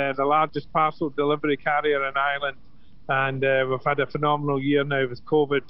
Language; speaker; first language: English; native; English